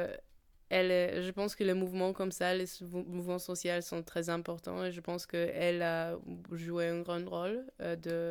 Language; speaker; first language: French; non-native, fluent; Polish